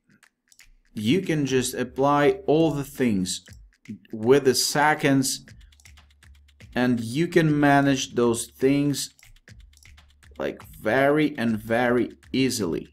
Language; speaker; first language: English; non-native, fluent; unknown